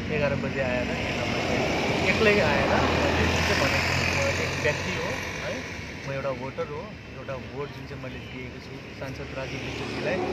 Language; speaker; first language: Nepali; native; Nepali